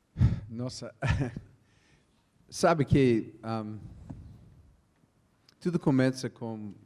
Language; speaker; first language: Portuguese; non-native, fluent; English